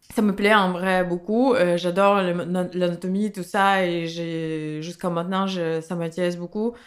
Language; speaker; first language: French; non-native, learner; Russian